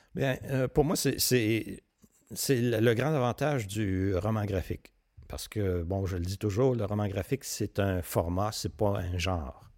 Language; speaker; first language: French; native; French